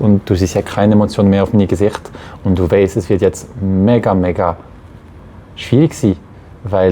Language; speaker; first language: German; non-native, local second language; French